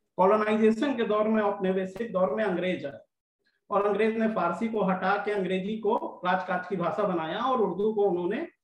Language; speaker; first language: Hindi; native; Hindi